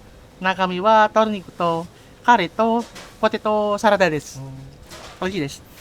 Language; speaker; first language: Japanese; non-native, learner; Indonesian